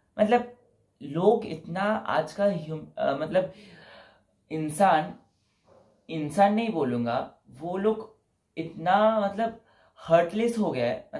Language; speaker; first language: Hindi; non-native, local second language; Bangla